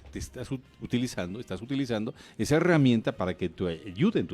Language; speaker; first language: Spanish; native; Spanish